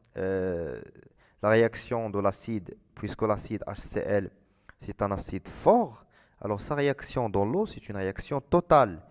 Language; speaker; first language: French; non-native, local second language; Arabic